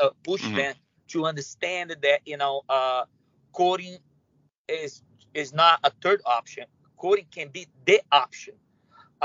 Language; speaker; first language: English; non-native, fluent; Spanish